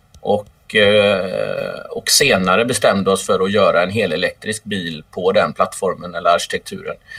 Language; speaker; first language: Swedish; native; Swedish